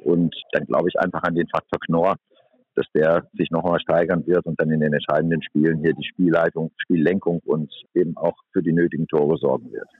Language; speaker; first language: German; native; German